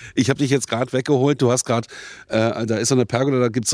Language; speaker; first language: German; native; German